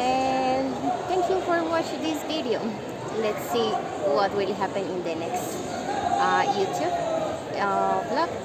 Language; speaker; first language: English; non-native, learner; Spanish